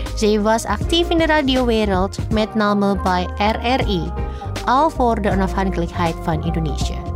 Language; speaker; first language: Dutch; non-native, fluent; Indonesian